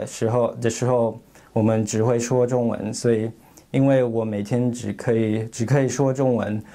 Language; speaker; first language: Chinese; non-native, fluent; English